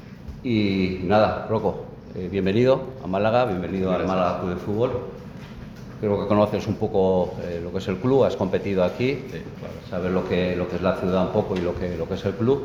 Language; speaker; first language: Spanish; native; Spanish